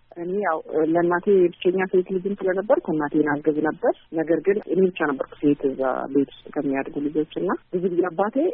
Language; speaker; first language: Amharic; non-native, local second language; Afar